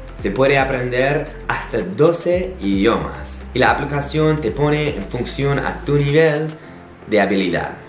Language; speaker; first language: Spanish; non-native, fluent; English